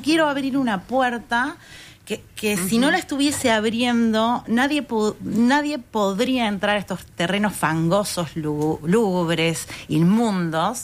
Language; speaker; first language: Spanish; native; Spanish